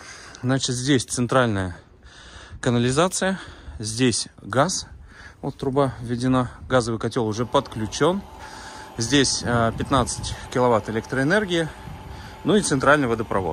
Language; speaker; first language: Russian; native; Russian